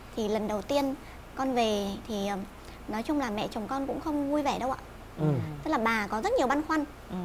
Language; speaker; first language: Vietnamese; native; Vietnamese